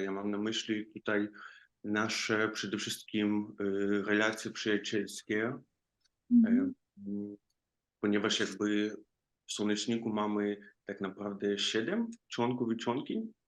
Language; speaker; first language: Polish; non-native, fluent; Ukrainian